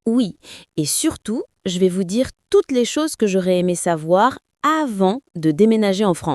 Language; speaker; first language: French; non-native, fluent; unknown